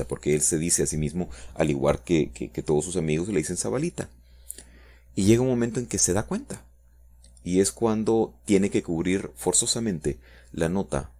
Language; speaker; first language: Spanish; native; Spanish